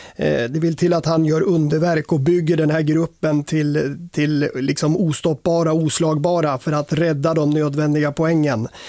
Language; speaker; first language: Swedish; native; Swedish